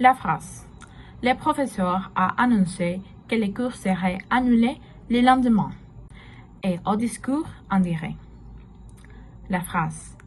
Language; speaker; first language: French; non-native, learner; Spanish